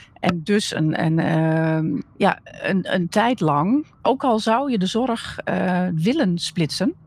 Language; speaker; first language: Dutch; native; Dutch